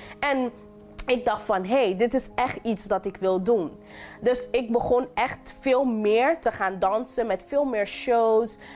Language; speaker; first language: Dutch; non-native, local second language; English